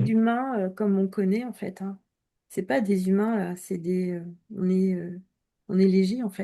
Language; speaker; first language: French; native; French